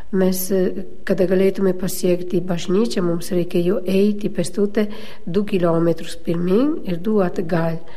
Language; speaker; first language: Lithuanian; non-native, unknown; Italian